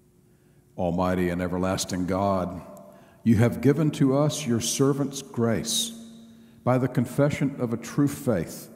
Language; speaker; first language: English; native; English